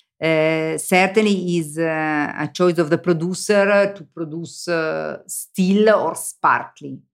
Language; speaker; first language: English; non-native, learner; Italian